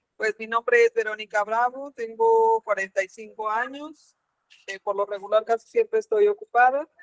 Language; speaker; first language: Spanish; native; Spanish